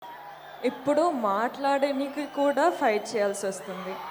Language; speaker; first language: Telugu; non-native, fluent; Kodava